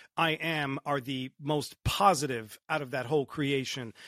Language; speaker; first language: English; early bilingual, other home language; Romanian